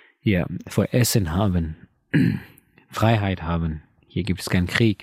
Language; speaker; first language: German; non-native, learner; Persian